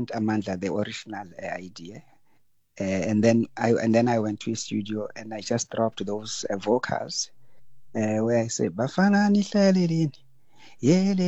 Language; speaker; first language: English; non-native, local second language; Zulu